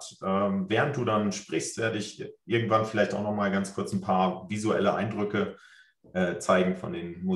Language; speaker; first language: German; native; German